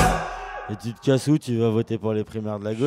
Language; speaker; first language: French; native; French